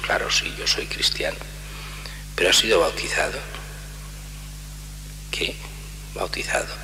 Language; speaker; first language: Spanish; native; Spanish